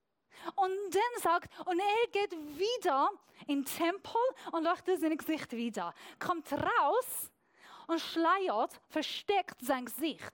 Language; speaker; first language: German; non-native, fluent; Persian